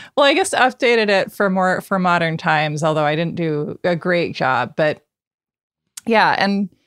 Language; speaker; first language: English; native; English